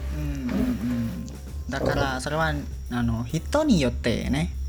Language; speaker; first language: Japanese; non-native, learner; Indonesian